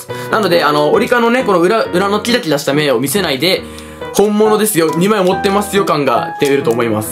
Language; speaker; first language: Japanese; native; Japanese